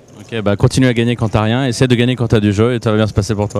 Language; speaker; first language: French; native; French